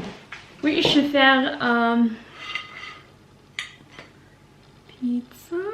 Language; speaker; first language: French; non-native, learner; Norwegian